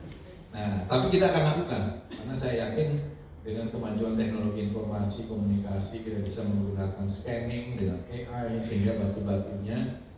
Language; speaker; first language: Indonesian; native; Indonesian